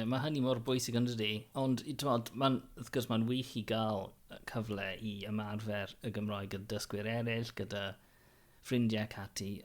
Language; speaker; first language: Welsh; non-native, local second language; English